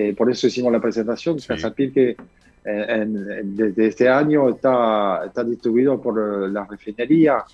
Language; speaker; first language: Spanish; non-native, fluent; French